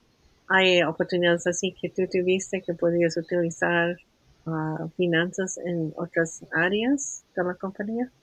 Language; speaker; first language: Spanish; early bilingual, heritage; Spanish